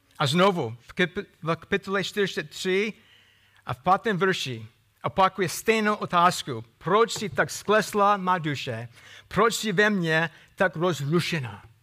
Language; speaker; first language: Czech; non-native, fluent; English